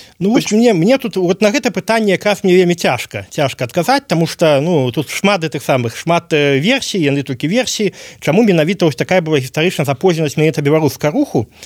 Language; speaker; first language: Belarusian; native; Belarusian